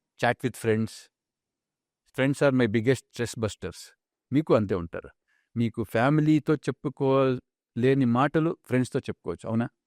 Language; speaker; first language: Telugu; non-native, local second language; Kannada